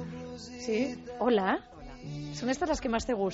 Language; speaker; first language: Spanish; native; Spanish